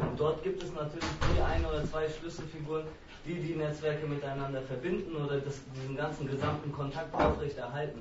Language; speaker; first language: German; native; German